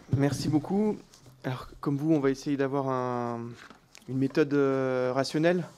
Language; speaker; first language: French; native; French